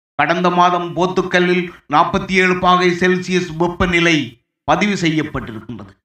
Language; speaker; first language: Tamil; native; Tamil